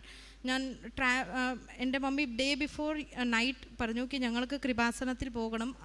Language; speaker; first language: Malayalam; early bilingual, heritage; Malayalam